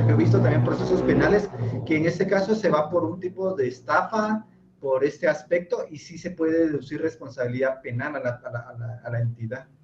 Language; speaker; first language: Spanish; native; Spanish